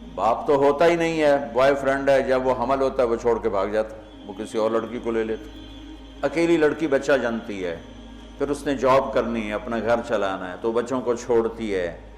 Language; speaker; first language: Urdu; non-native, local second language; Punjabi